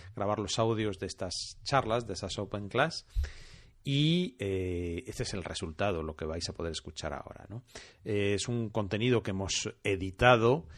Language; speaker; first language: Spanish; non-native, fluent; French